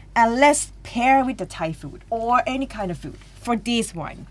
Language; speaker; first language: English; non-native, fluent; Thai